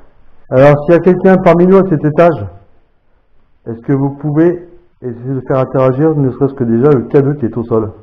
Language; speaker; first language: French; native; French